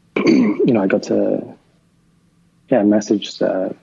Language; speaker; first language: English; native; English